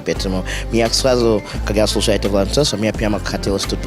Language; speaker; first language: Russian; non-native, learner; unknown